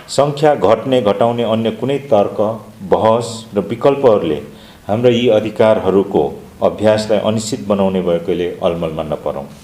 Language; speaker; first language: Nepali; non-native, local second language; Limburgish